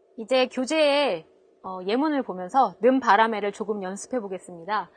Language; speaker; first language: Korean; native; Korean